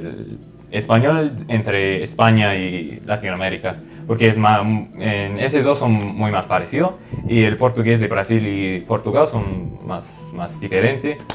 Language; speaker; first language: Spanish; non-native, fluent; English